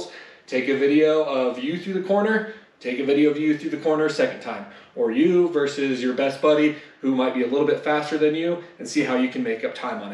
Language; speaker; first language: English; native; English